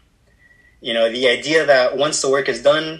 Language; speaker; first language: English; native; English